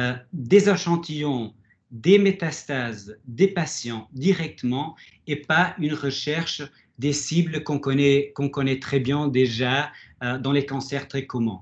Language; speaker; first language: French; non-native, fluent; Portuguese